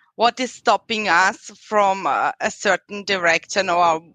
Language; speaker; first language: English; non-native, fluent; German